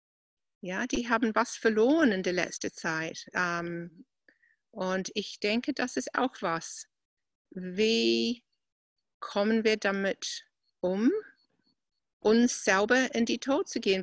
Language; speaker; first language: German; non-native, fluent; English